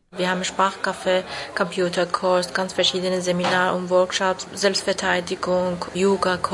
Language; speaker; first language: German; non-native, fluent; Persian